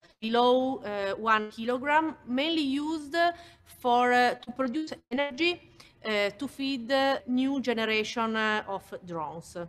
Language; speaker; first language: English; non-native, fluent; Italian